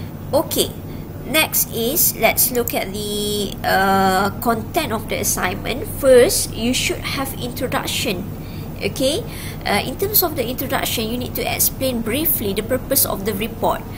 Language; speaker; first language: English; non-native, local second language; Malay